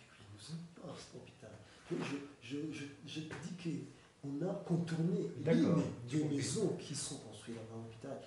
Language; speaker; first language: French; non-native, learner; Kinyarwanda